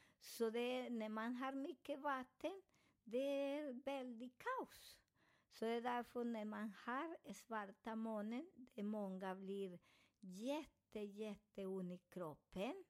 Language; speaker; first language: Swedish; non-native, fluent; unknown